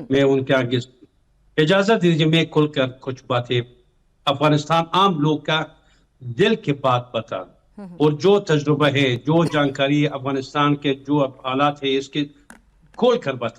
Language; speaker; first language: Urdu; non-native, fluent; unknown